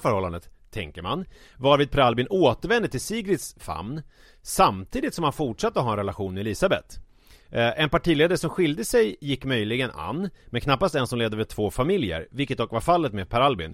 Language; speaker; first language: Swedish; native; Swedish